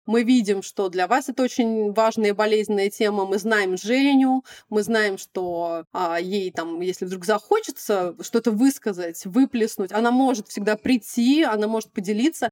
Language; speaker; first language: Russian; native; Russian